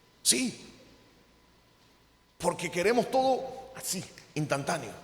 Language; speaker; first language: Spanish; native; Spanish